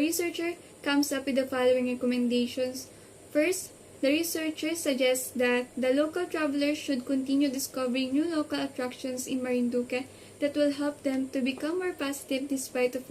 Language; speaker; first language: English; non-native, local second language; Filipino